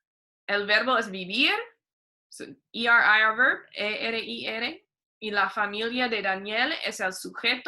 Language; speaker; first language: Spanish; non-native, fluent; English